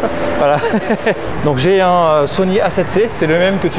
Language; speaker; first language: French; native; French